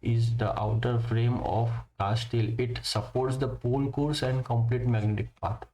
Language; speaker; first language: English; non-native, local second language; Gujarati